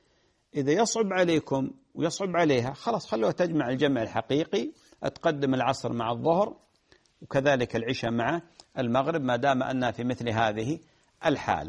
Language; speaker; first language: Arabic; native; Arabic